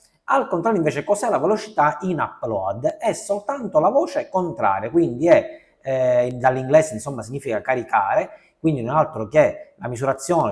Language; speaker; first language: Italian; native; Italian